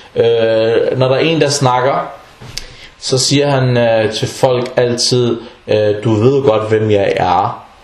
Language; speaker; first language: Danish; early bilingual, other home language; Arabic